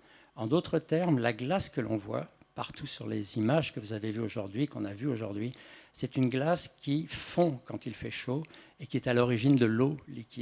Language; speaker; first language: French; native; French